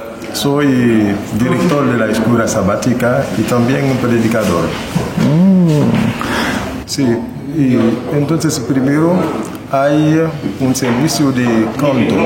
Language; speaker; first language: Spanish; non-native, fluent; Haitian Creole